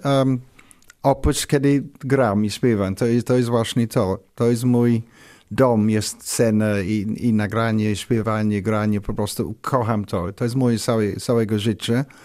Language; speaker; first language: Polish; non-native, learner; English